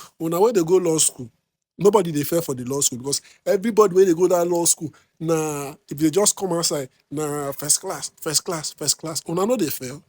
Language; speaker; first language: Nigerian Pidgin; non-native, local second language; Igbo